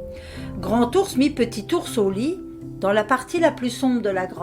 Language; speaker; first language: French; native; French